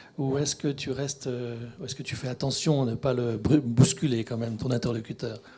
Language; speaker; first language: French; native; French